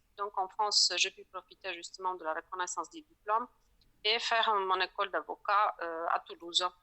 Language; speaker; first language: French; non-native, fluent; Polish